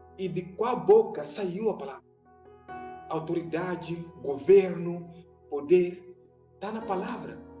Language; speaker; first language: Portuguese; non-native, fluent; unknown